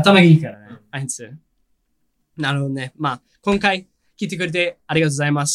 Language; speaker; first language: Japanese; non-native, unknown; English